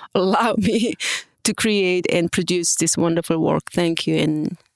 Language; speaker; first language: English; non-native, fluent; Korean